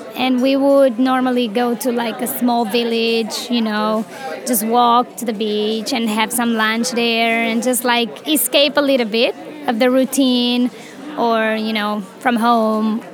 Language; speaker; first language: English; non-native, fluent; Romanian